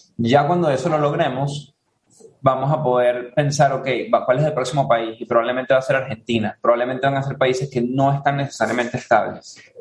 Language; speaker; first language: Spanish; native; Spanish